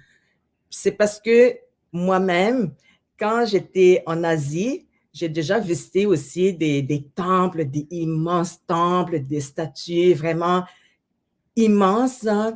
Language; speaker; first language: French; non-native, fluent; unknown